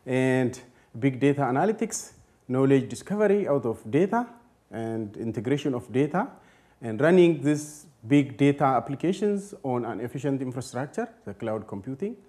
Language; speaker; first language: English; non-native, fluent; Amharic